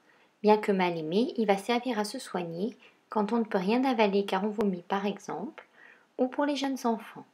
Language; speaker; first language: French; native; French